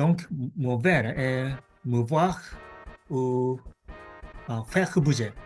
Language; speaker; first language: French; non-native, fluent; Japanese